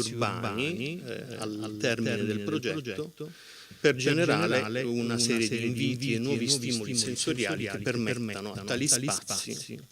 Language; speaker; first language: Italian; native; Italian